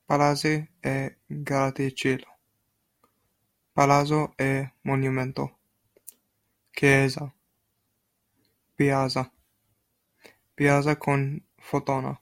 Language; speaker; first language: Italian; non-native, learner; English